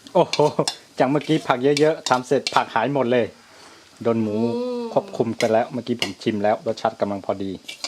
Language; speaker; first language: Thai; non-native, local second language; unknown